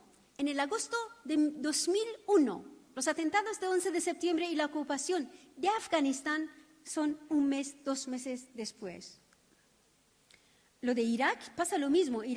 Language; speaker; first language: Spanish; non-native, fluent; Persian